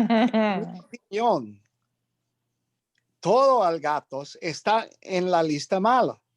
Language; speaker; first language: Spanish; non-native, learner; English